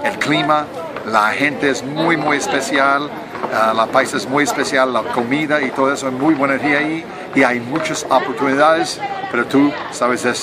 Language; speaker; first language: Spanish; non-native, learner; English